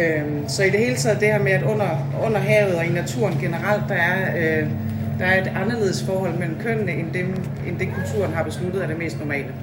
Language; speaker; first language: Danish; native; Danish